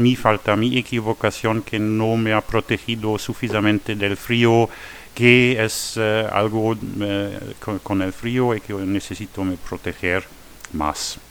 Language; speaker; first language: Spanish; non-native, learner; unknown